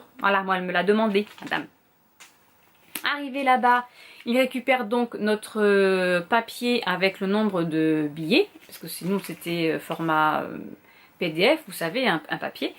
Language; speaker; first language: French; native; French